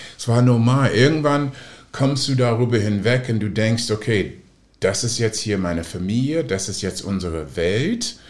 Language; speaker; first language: German; non-native, fluent; English